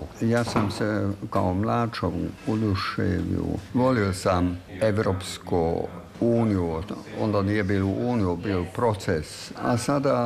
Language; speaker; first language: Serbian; non-native, fluent; German